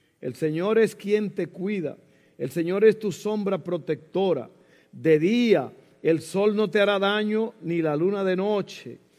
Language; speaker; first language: Spanish; early bilingual, heritage; Spanish